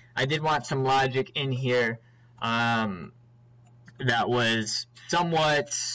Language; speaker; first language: English; native; English